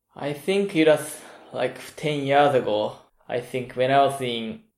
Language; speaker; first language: English; non-native, fluent; Japanese